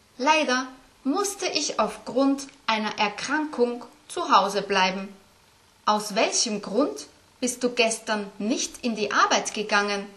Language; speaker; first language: German; native; German